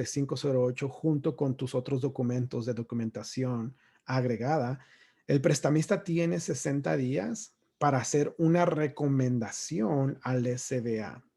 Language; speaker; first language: Spanish; native; Spanish